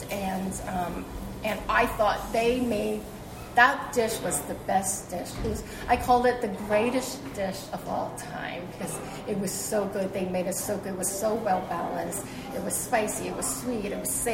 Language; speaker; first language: English; early bilingual, other home language; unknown